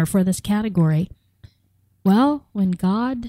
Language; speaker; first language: English; native; English